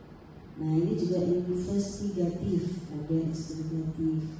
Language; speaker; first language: Indonesian; native; Indonesian